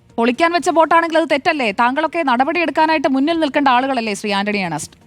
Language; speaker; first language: Malayalam; native; Malayalam